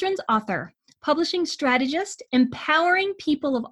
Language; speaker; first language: English; native; English